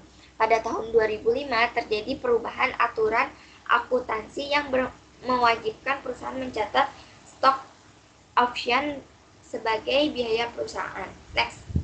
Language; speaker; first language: Indonesian; native; Indonesian